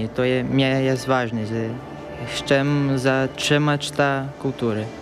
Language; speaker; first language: Polish; early bilingual, heritage; Portuguese